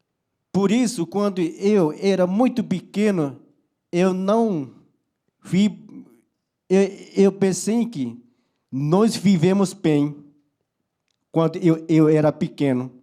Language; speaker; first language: Portuguese; non-native, local second language; Yanomámi